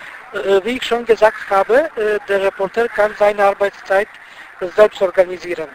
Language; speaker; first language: German; non-native, fluent; Bulgarian